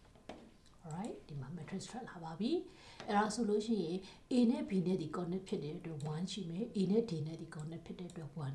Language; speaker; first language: Burmese; native; Burmese